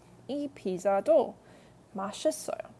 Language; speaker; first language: Korean; non-native, fluent; English